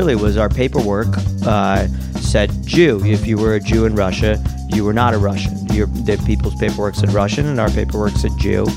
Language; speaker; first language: English; early bilingual, other home language; Russian